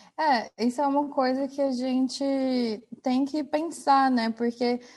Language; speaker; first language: Portuguese; native; Portuguese